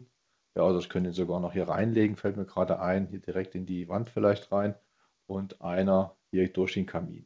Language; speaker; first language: German; native; German